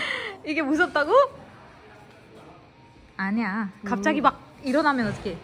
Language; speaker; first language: Korean; non-native, fluent; Hindi